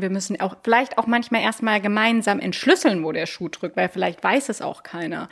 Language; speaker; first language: German; native; German